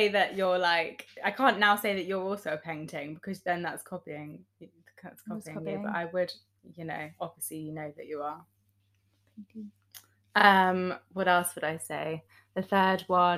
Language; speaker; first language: English; native; English